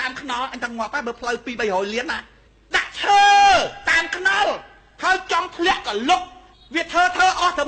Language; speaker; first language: Khmer; native; Khmer